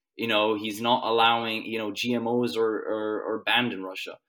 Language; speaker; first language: English; non-native, fluent; Swedish